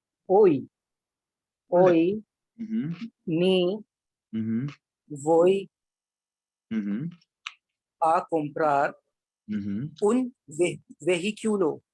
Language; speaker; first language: Spanish; non-native, learner; Hindi